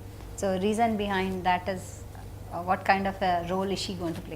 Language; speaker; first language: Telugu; native; Telugu